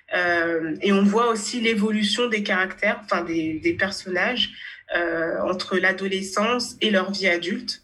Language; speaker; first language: French; native; French